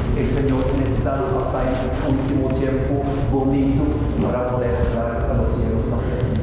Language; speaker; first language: Spanish; non-native, fluent; Norwegian